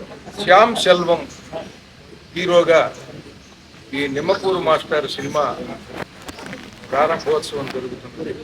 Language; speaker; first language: Telugu; native; Telugu